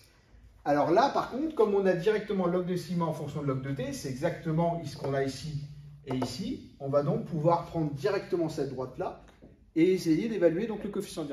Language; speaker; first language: French; native; French